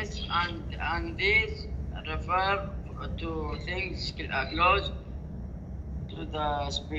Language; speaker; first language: English; non-native, learner; Arabic